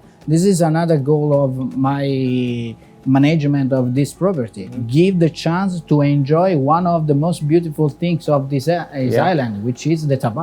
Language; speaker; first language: English; non-native, fluent; Italian